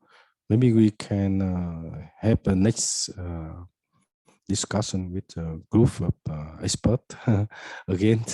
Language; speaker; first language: English; non-native, fluent; Vietnamese